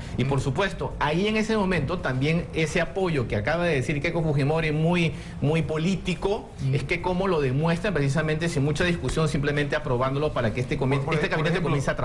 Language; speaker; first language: Spanish; native; Spanish